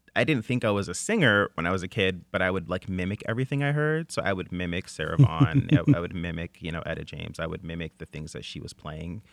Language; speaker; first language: English; native; English